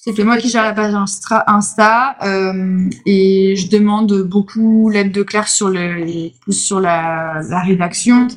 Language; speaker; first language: French; native; French